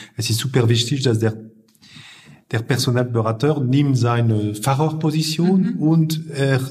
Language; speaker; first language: German; non-native, fluent; French